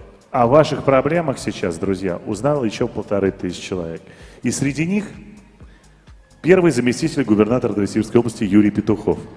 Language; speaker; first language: Russian; native; Russian